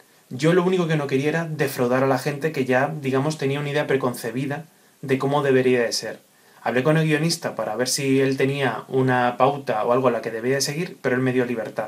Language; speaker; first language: Spanish; native; Spanish